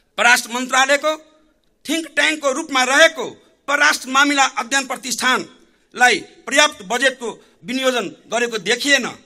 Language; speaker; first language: Nepali; non-native, local second language; Maithili